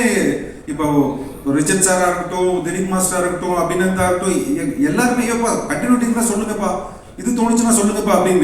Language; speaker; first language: Tamil; native; Tamil